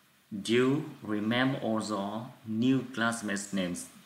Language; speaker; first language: English; non-native, fluent; Vietnamese